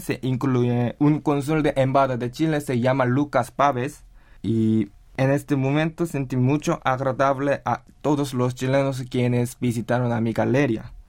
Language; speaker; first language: Spanish; non-native, learner; Korean